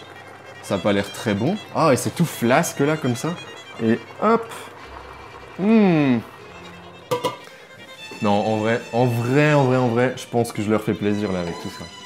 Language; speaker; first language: French; native; French